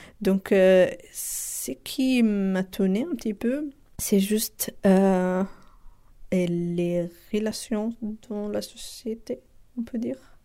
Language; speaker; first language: French; non-native, local second language; Arabic